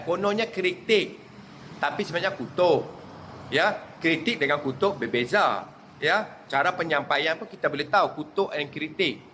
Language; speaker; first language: Malay; native; Malay